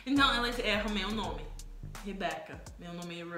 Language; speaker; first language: Portuguese; non-native, fluent; English